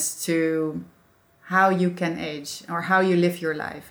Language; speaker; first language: English; non-native, fluent; Dutch